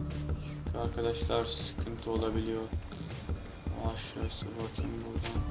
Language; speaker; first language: Turkish; native; Turkish